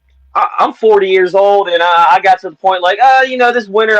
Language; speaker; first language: English; native; English